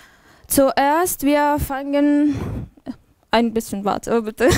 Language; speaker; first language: German; non-native, learner; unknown